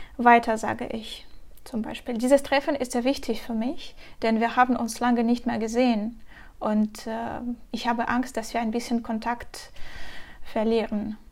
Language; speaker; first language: German; non-native, fluent; Russian